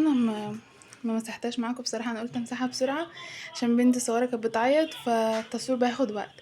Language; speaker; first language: Arabic; native; Arabic